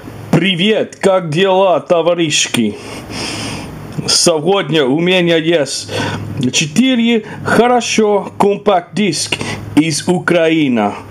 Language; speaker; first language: Russian; non-native, learner; English